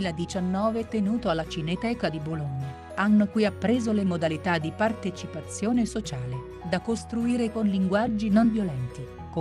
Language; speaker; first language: Italian; native; Italian